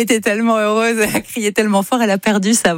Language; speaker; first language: French; native; French